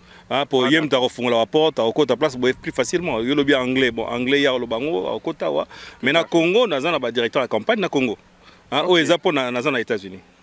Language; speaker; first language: French; non-native, local second language; Lingala